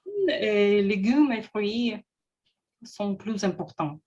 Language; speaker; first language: French; non-native, learner; Russian